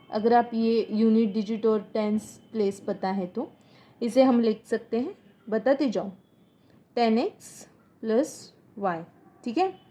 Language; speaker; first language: Hindi; non-native, local second language; Marathi